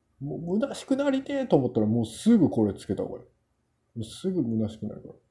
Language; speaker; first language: Japanese; non-native, fluent; Korean